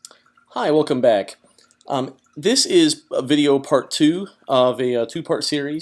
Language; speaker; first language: English; native; English